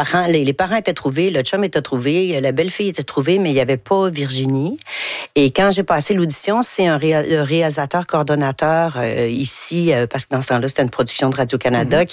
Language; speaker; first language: French; native; French